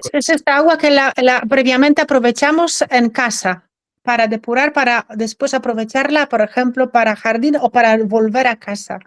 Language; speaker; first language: Spanish; non-native, fluent; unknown